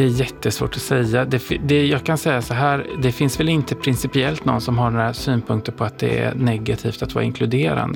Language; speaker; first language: Swedish; native; Swedish